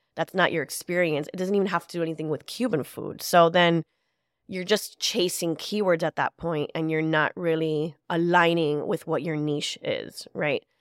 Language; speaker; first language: English; early bilingual, other home language; Spanish